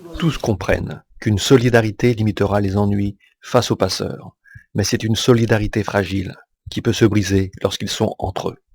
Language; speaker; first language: French; native; French